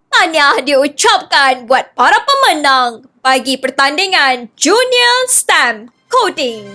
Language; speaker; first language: Malay; native; Malay